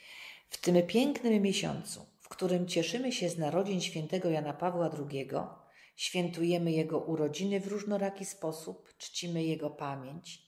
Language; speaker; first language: Polish; native; Polish